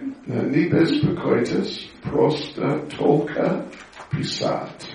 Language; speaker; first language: Russian; non-native, learner; English